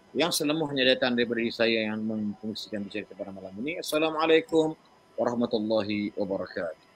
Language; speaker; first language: Malay; native; Malay